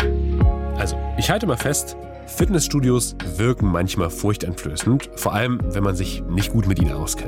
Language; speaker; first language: German; native; German